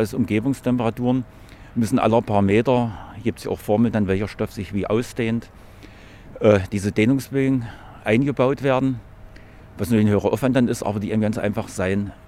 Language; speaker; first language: German; native; German